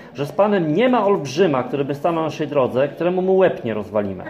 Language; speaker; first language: Polish; native; Polish